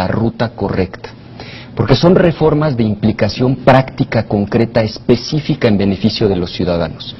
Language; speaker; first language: Spanish; native; Spanish